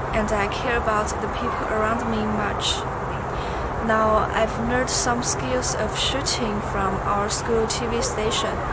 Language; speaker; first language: English; non-native, fluent; Chinese